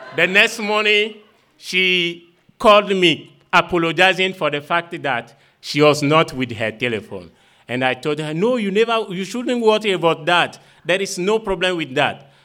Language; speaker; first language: English; non-native, fluent; Ewe